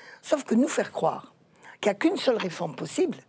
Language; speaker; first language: French; native; French